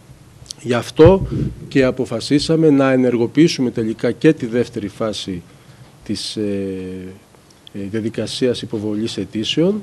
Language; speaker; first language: Greek; native; Greek